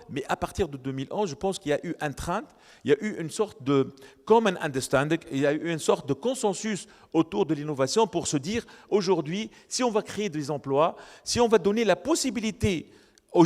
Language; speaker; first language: French; non-native, local second language; Arabic